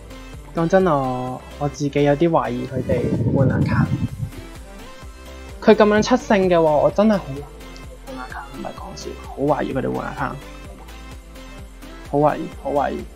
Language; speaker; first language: Chinese; non-native, local second language; Cantonese